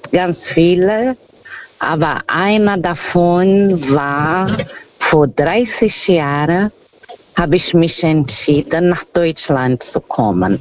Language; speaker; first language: German; non-native, fluent; Portuguese